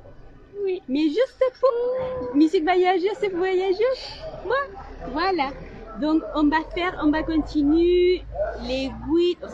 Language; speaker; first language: French; non-native, local second language; Spanish